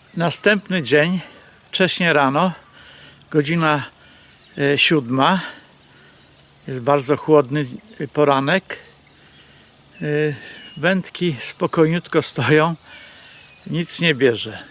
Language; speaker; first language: Polish; native; Polish